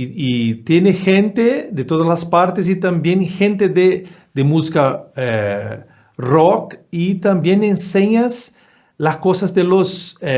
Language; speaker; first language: Spanish; non-native, fluent; Portuguese